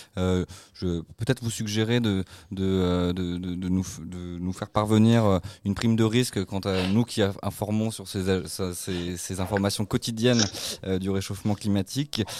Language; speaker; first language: French; native; French